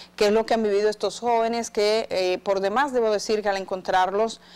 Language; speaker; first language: Spanish; native; Spanish